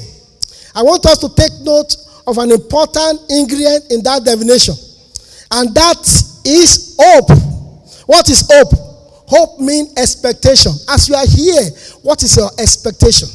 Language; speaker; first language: English; non-native, local second language; Yoruba